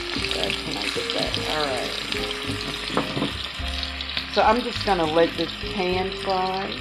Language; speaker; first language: English; native; English